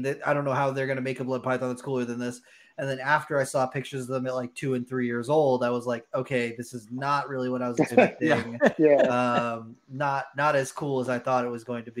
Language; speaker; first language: English; native; English